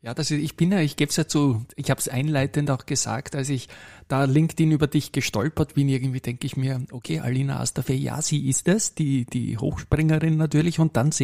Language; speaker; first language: German; native; German